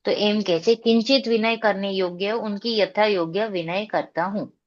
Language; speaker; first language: Hindi; non-native, local second language; Gujarati